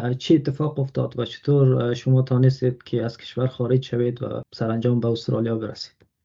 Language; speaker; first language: Persian; native; Persian